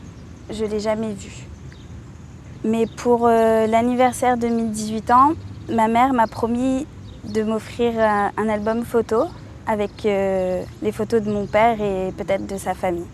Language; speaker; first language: French; early bilingual, other home language; English